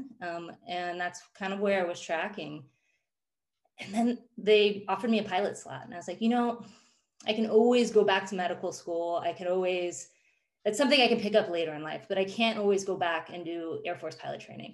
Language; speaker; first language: English; native; English